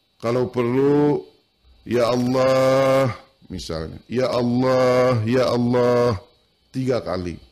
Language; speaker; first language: Indonesian; non-native, local second language; Banjar